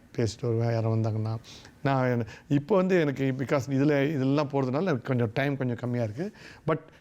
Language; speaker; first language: Tamil; native; Tamil